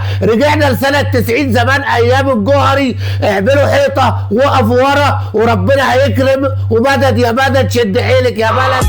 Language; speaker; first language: Arabic; native; Arabic